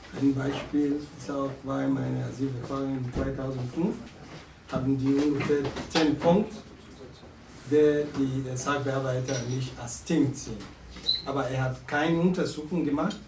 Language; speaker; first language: German; non-native, learner; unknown